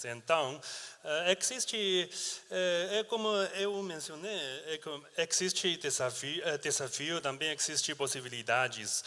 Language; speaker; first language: Portuguese; non-native, learner; Chinese